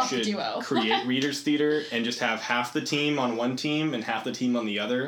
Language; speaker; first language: English; native; English